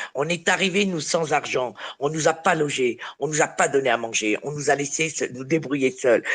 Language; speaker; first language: French; early bilingual, other home language; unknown